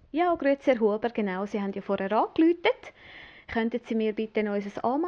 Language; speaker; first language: German; native; German